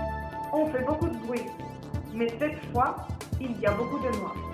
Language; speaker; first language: French; non-native, learner; Spanish